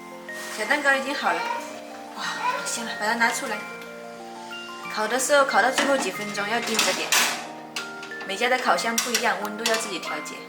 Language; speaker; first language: Chinese; native; Chinese